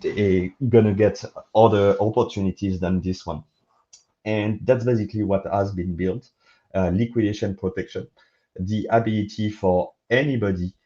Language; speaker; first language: English; non-native, fluent; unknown